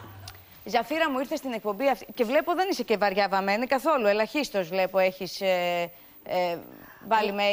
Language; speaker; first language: Greek; native; Greek